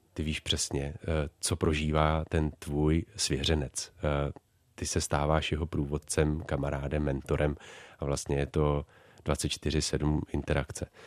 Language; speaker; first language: Czech; native; Czech